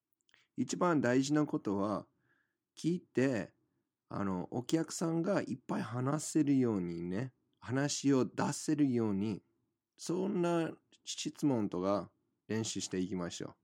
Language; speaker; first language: Japanese; non-native, fluent; English